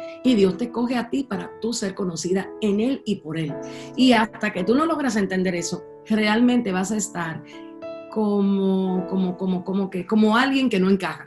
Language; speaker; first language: Spanish; native; Spanish